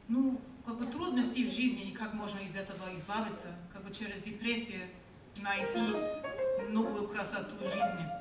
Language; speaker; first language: Russian; non-native, learner; German